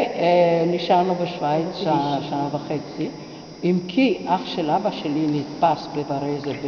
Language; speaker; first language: Hebrew; non-native, fluent; Italian